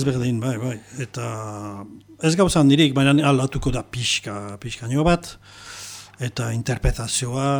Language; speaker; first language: Basque; non-native, local second language; French